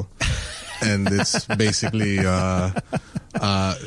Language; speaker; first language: English; non-native, local second language; Filipino